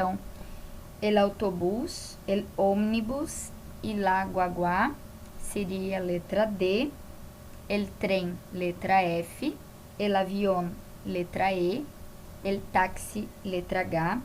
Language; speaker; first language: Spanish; non-native, fluent; Portuguese